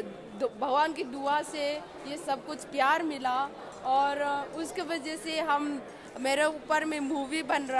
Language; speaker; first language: Hindi; non-native, local second language; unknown